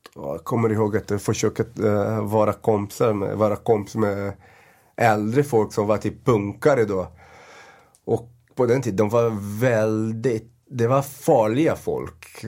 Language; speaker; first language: Swedish; non-native, fluent; Portuguese